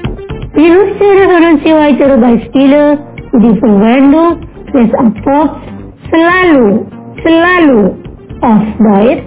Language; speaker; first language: German; non-native, learner; Indonesian